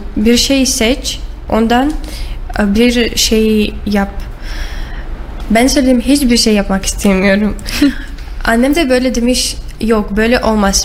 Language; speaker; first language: Turkish; non-native, learner; Russian